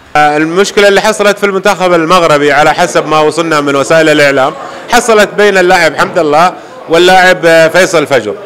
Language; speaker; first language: Arabic; native; Arabic